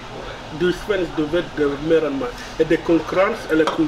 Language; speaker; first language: Swedish; non-native, learner; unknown